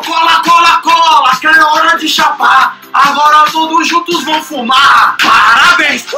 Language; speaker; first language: Portuguese; native; Portuguese